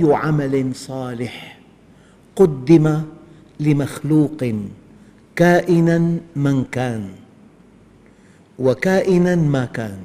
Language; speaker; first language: Arabic; native; Arabic